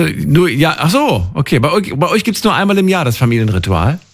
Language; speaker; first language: German; native; German